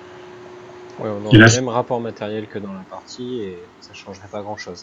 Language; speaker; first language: French; native; French